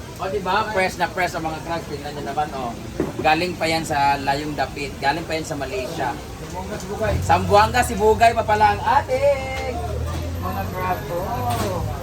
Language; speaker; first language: Filipino; non-native, local second language; Cebuano